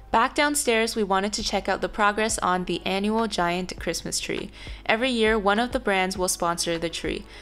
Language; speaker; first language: English; non-native, fluent; Chinese